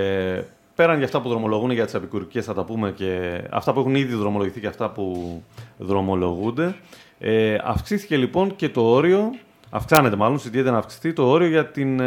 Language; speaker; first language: Greek; native; Greek